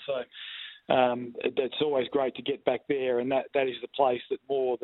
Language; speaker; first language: English; native; English